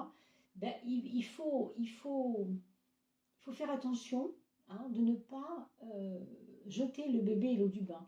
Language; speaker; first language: French; native; French